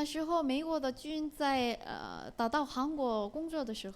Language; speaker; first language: Chinese; non-native, learner; Korean